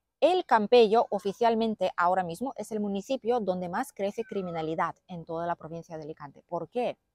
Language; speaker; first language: Spanish; non-native, fluent; Lithuanian